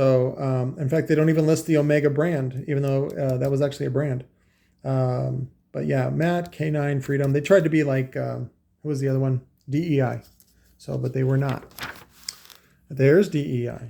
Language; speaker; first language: English; native; English